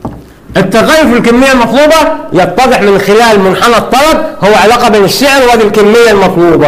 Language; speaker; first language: Arabic; native; Arabic